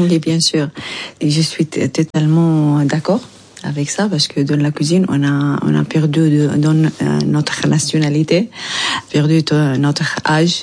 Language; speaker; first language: French; non-native, learner; Arabic